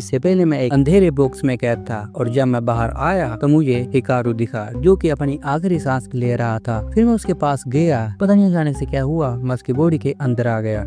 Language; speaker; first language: Hindi; native; Hindi